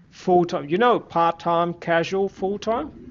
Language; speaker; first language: English; non-native, fluent; Vietnamese